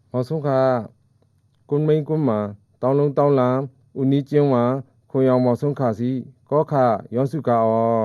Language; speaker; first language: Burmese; non-native, local second language; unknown